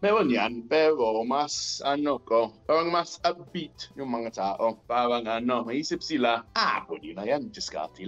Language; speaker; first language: Filipino; non-native, learner; English